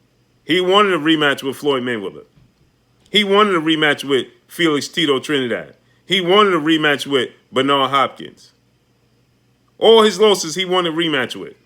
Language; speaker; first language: English; native; English